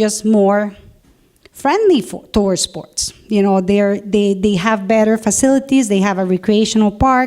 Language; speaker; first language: English; non-native, fluent; Spanish